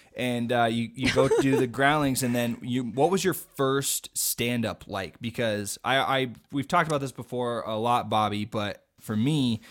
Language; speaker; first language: English; native; English